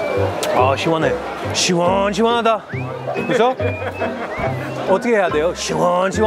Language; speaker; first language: Korean; non-native, fluent; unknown